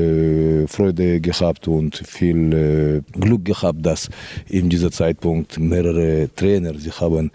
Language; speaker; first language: German; non-native, fluent; Russian